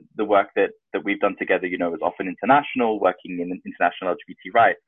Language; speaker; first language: English; native; English